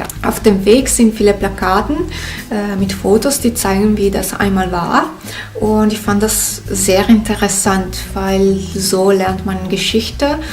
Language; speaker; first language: German; non-native, fluent; Italian